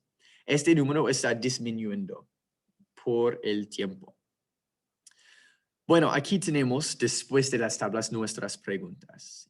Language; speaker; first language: Spanish; non-native, fluent; English